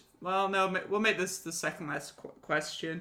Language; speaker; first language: English; native; English